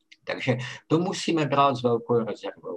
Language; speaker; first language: Czech; native; Czech